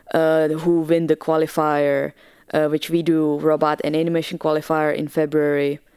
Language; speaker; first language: English; non-native, fluent; Czech